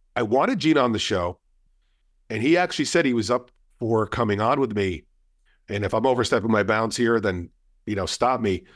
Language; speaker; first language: English; native; English